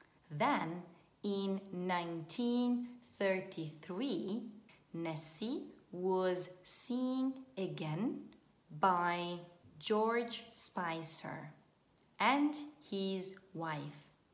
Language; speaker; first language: English; non-native, fluent; Italian